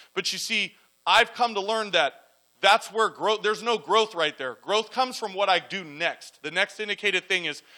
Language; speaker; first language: English; native; English